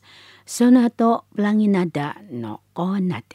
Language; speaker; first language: Japanese; non-native, fluent; Indonesian